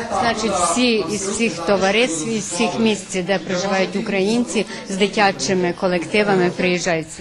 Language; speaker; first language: Ukrainian; early bilingual, heritage; Ukrainian